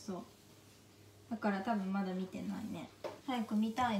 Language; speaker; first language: Japanese; native; Japanese